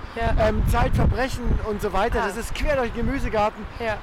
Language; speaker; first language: German; native; German